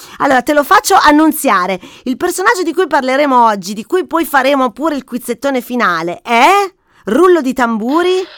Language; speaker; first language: Italian; native; Italian